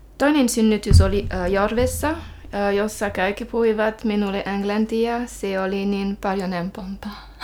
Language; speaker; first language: Finnish; non-native, learner; French